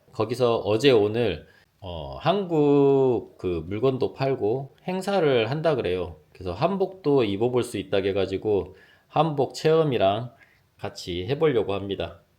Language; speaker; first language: Korean; native; Korean